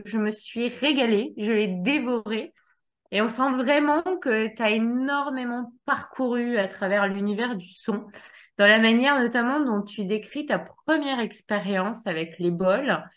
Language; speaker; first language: French; native; French